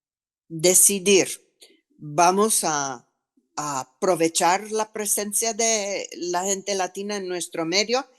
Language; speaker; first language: Spanish; non-native, fluent; English